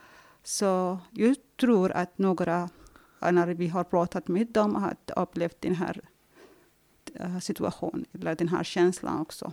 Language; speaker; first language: Swedish; non-native, fluent; Arabic